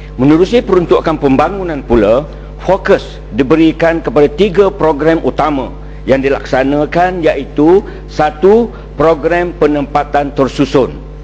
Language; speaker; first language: Malay; native; Malay